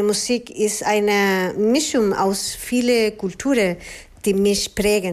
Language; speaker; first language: German; non-native, fluent; Spanish